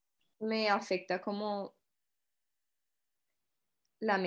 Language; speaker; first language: Spanish; early bilingual, heritage; Spanish